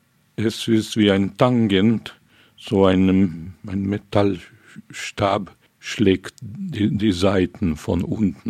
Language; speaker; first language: German; non-native, fluent; Hungarian